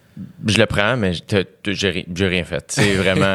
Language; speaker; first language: French; native; French